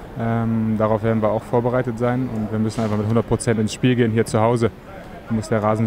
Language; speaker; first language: German; native; German